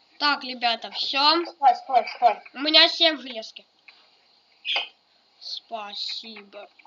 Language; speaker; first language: Russian; native; Russian